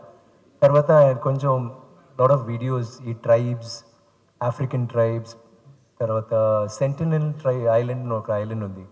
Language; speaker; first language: Telugu; non-native, fluent; Tamil